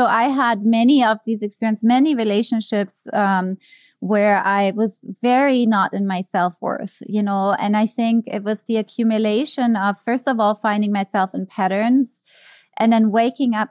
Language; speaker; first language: English; non-native, fluent; German